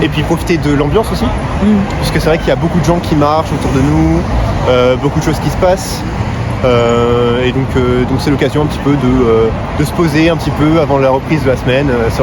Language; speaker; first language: French; native; French